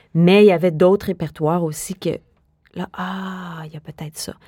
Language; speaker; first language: French; native; French